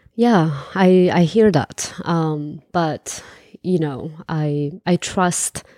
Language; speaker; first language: English; non-native, fluent; Arabic